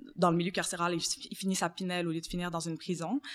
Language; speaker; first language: French; native; French